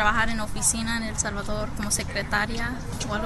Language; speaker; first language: Spanish; early bilingual, heritage; Spanish